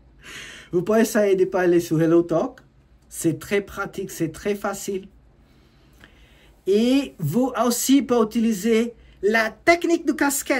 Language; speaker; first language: French; non-native, learner; Portuguese